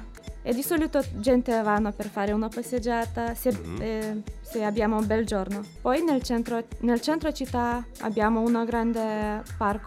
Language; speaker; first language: Italian; non-native, learner; Lithuanian